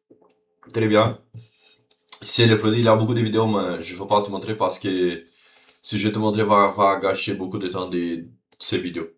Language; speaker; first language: French; non-native, learner; Portuguese